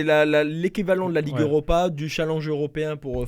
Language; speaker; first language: French; native; French